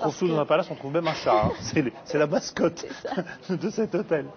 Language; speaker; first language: French; native; French